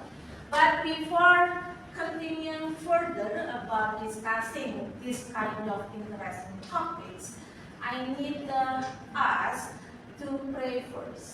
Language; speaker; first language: English; non-native, fluent; Indonesian